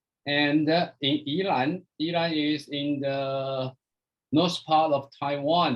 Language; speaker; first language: English; non-native, fluent; Chinese